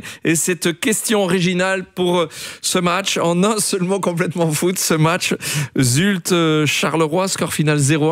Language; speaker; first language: French; native; French